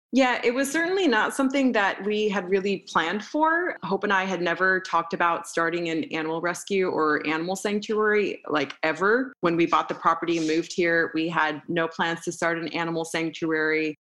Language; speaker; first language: English; early bilingual, other home language; Romanian